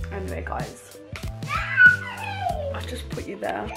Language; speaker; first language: English; native; English